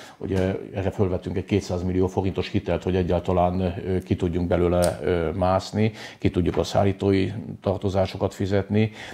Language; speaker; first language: Hungarian; native; Hungarian